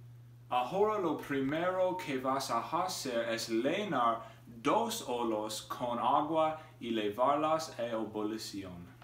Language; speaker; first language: Spanish; non-native, learner; English